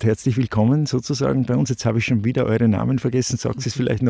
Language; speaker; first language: German; native; German